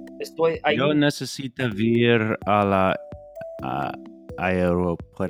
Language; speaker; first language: Spanish; non-native, learner; English